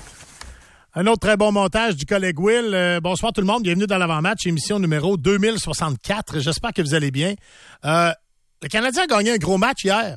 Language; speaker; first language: French; native; French